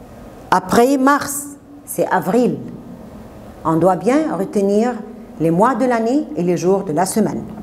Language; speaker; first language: French; non-native, fluent; Arabic